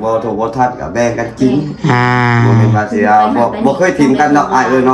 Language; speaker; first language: Thai; non-native, local second language; Lao